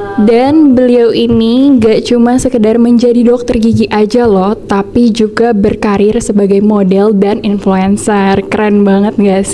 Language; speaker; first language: Indonesian; native; Indonesian